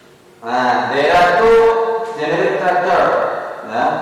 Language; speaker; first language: English; non-native, learner; Indonesian